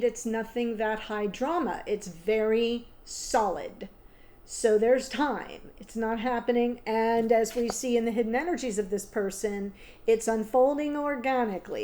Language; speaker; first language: English; native; English